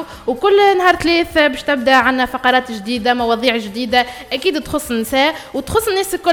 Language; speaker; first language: Arabic; native; Arabic